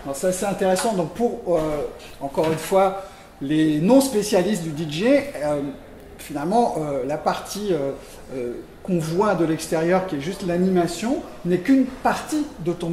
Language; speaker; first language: French; native; French